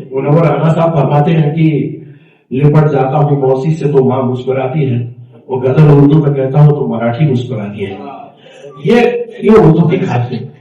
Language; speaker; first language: Urdu; non-native, local second language; Marathi